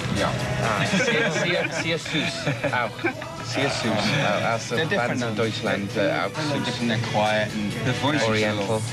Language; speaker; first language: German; non-native, learner; English